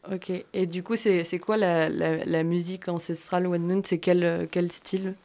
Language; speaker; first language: French; native; French